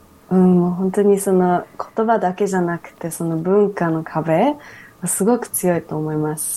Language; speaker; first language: Japanese; early bilingual, heritage; Japanese